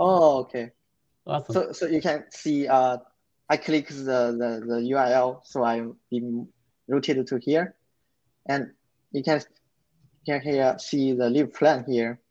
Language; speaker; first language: English; non-native, learner; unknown